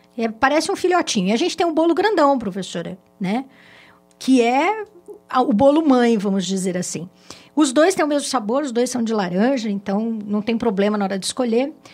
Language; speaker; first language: Portuguese; native; Portuguese